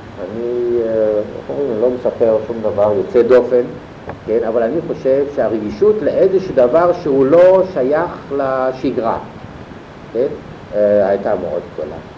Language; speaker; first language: Hebrew; non-native, fluent; German